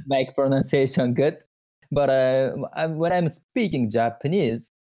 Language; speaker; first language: English; non-native, learner; Japanese